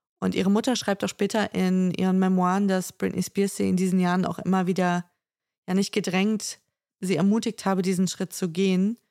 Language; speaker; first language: German; native; German